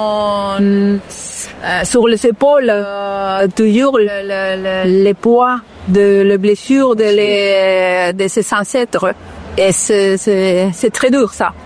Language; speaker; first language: French; non-native, fluent; Spanish